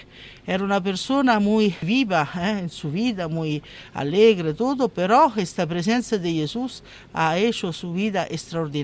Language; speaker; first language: Spanish; non-native, learner; Italian